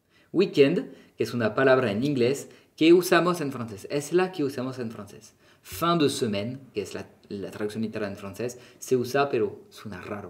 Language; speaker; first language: Spanish; non-native, fluent; French